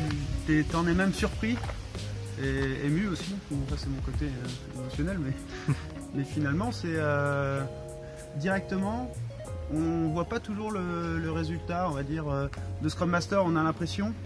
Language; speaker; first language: French; native; French